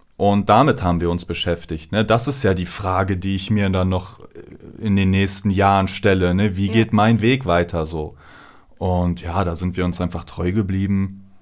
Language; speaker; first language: German; native; German